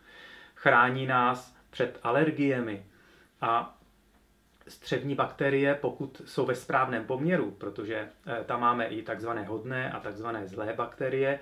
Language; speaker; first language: Czech; native; Czech